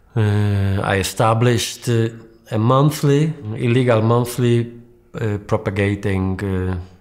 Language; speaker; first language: English; non-native, fluent; Polish